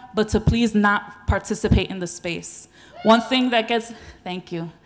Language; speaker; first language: English; native; English